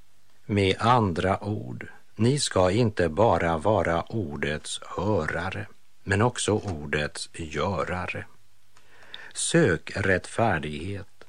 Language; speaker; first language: Swedish; native; Swedish